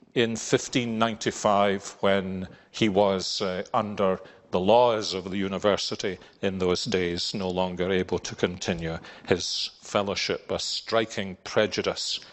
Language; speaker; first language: English; native; English